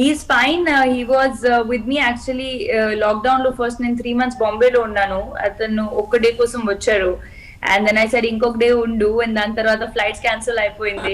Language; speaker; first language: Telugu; non-native, local second language; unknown